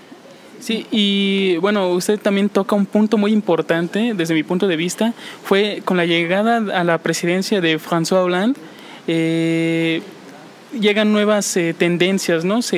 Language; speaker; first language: Spanish; native; Spanish